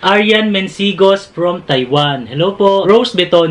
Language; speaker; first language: Filipino; native; Filipino